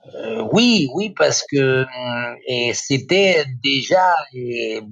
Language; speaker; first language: French; non-native, fluent; Spanish